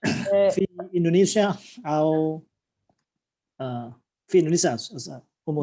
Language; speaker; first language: Arabic; non-native, learner; Indonesian